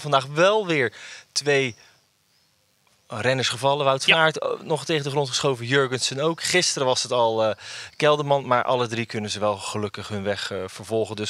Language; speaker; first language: Dutch; native; Dutch